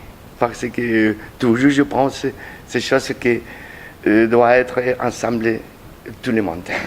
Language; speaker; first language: French; non-native, learner; Spanish